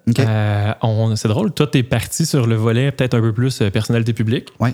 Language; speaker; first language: French; native; French